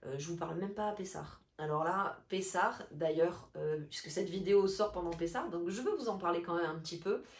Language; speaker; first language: French; native; French